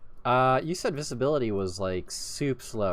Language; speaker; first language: English; native; English